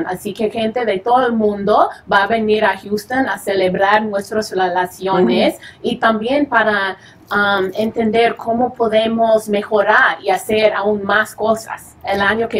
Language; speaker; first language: Spanish; early bilingual, heritage; English